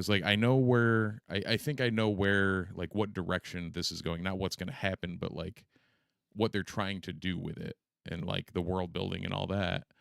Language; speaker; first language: English; native; English